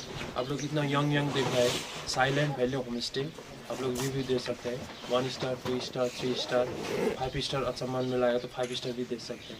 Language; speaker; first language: Hindi; non-native, local second language; Nepali